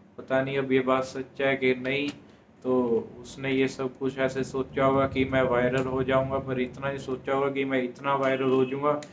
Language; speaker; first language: Hindi; non-native, local second language; Punjabi